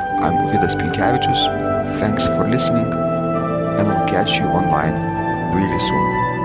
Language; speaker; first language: English; non-native, fluent; Lithuanian